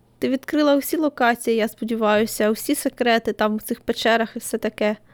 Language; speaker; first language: Ukrainian; native; Ukrainian